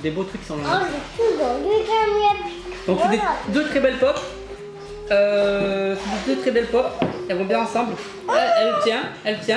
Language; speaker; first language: French; native; French